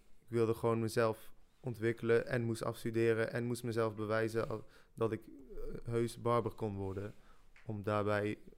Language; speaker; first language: Dutch; early bilingual, other home language; French